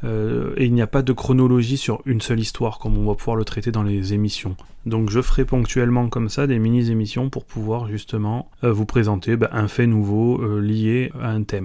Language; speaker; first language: French; native; French